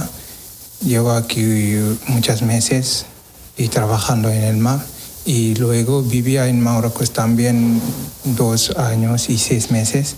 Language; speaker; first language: Spanish; non-native, learner; Wolof